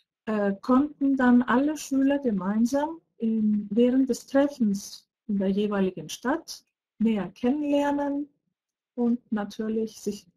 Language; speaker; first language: German; non-native, fluent; Greek